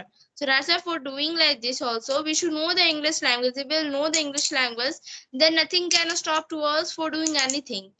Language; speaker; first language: English; non-native, learner; Hindi